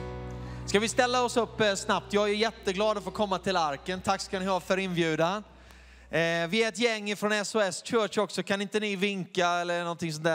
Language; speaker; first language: Swedish; native; Swedish